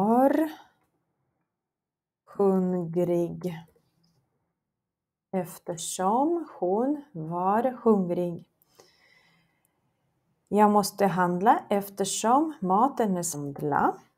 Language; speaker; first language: Swedish; non-native, fluent; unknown